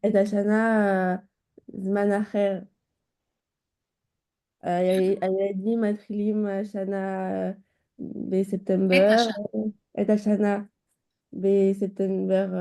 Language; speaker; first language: Hebrew; non-native, learner; French